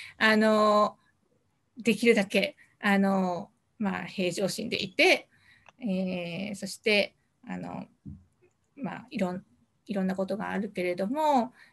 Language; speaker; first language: Japanese; native; Japanese